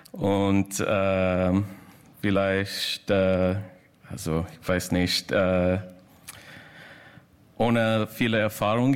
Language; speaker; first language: German; non-native, learner; English